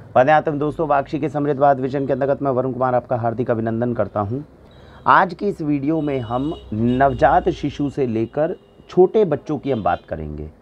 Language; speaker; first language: Hindi; native; Hindi